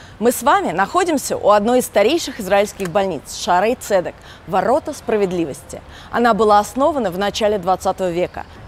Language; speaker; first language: Russian; native; Russian